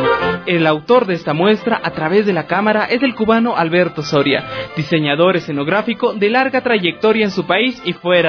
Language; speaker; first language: Spanish; native; Spanish